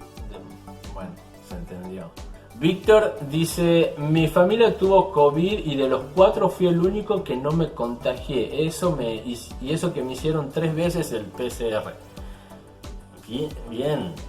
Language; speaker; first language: Spanish; native; Spanish